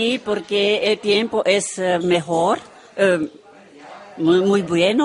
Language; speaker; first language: Spanish; non-native, learner; Romanian